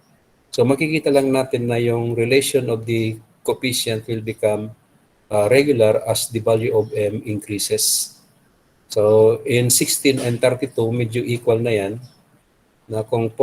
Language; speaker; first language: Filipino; native; Filipino